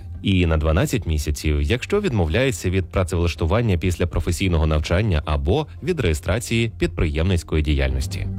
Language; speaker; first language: Ukrainian; native; Ukrainian